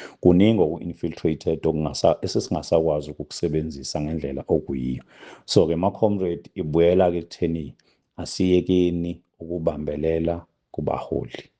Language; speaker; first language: Zulu; native; Zulu